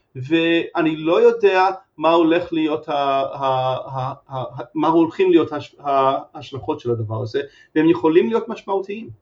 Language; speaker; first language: Hebrew; non-native, fluent; English